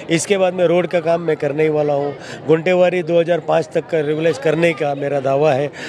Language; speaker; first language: Hindi; non-native, local second language; Marathi